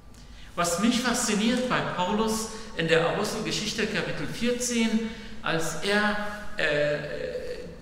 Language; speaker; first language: German; non-native, fluent; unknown